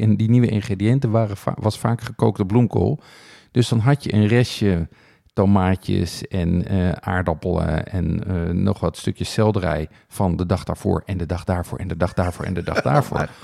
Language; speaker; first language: Dutch; native; Dutch